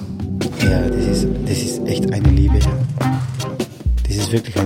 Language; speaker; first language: German; non-native, fluent; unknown